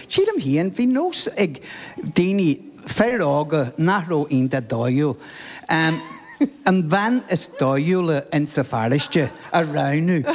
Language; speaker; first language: Irish; non-native, local second language; English